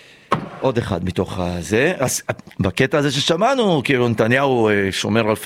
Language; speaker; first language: Hebrew; native; Hebrew